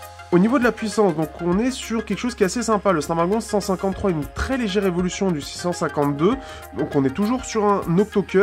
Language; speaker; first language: French; native; French